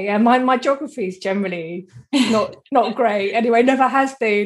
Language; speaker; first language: English; native; English